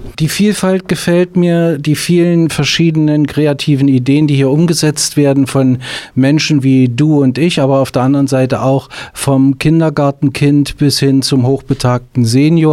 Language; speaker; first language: German; native; German